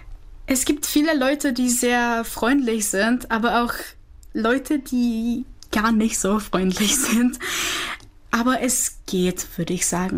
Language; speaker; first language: German; non-native, fluent; Czech